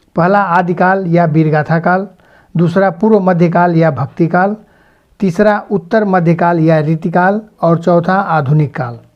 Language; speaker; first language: Hindi; native; Hindi